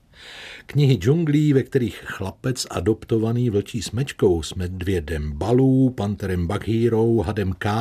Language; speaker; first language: Czech; native; Czech